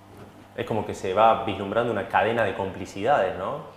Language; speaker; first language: Spanish; native; Spanish